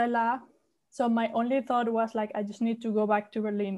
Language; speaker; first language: English; non-native, fluent; Spanish